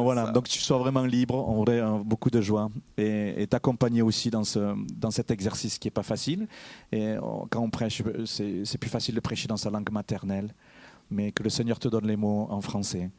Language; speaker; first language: French; native; French